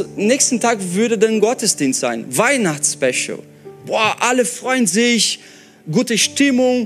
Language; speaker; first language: German; non-native, fluent; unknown